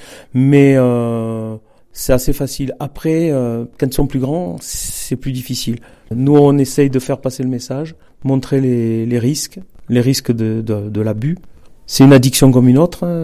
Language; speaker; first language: French; native; French